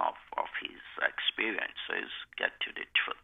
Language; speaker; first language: English; non-native, local second language; Igbo